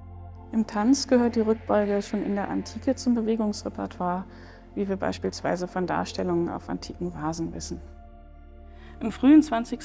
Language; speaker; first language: German; native; German